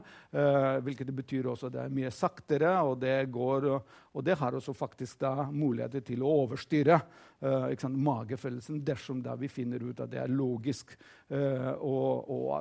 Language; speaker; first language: Norwegian; non-native, fluent; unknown